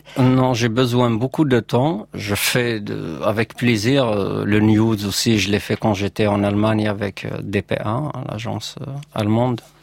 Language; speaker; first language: French; non-native, local second language; Kabyle